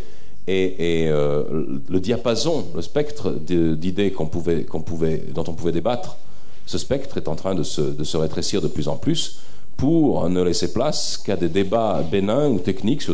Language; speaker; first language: French; early bilingual, other home language; Serbian